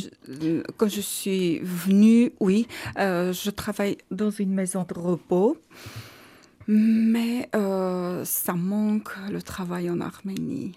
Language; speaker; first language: French; non-native, learner; Armenian